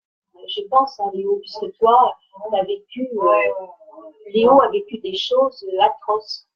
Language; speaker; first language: French; native; French